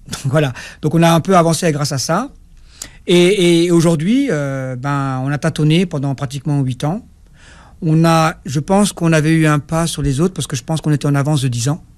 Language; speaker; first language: French; non-native, local second language; Kabyle